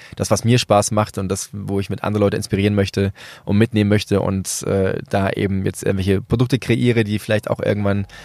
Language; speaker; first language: German; early bilingual, other home language; Spanish